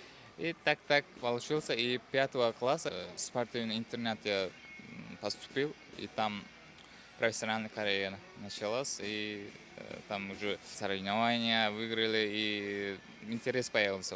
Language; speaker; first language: Russian; non-native, fluent; Uzbek